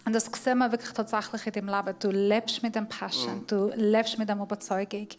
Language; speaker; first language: German; non-native, fluent; Persian